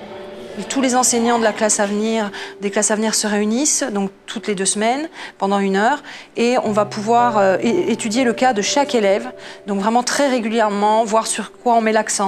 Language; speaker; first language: French; native; French